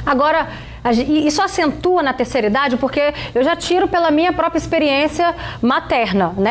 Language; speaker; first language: Portuguese; native; Portuguese